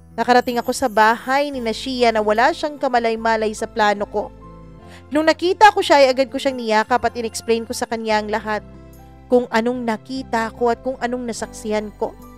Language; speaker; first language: Filipino; non-native, local second language; Cebuano